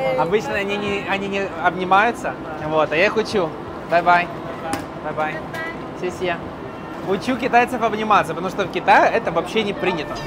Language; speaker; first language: Russian; native; Russian